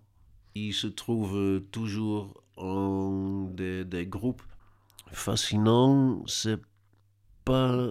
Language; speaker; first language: French; non-native, learner; Dutch